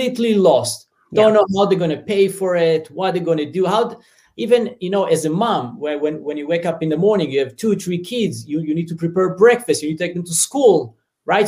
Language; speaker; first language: English; non-native, fluent; Hebrew